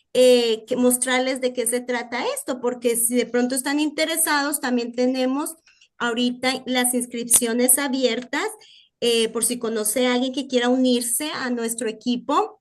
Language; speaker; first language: Spanish; native; Spanish